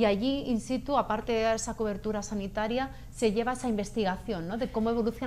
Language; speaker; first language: Spanish; native; Spanish